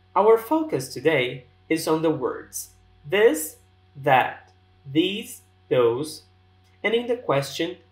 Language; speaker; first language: English; non-native, fluent; Portuguese